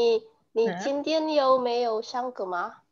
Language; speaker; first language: Chinese; non-native, learner; Indonesian